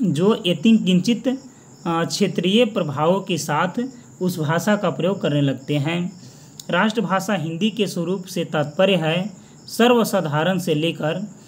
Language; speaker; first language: Hindi; native; Hindi